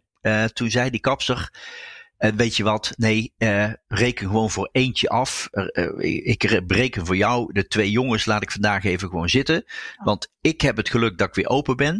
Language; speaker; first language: Dutch; native; Dutch